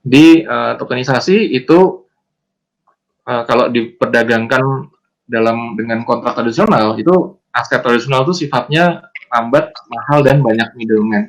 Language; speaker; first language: Indonesian; native; Indonesian